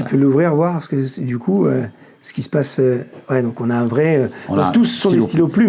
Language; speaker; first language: French; native; French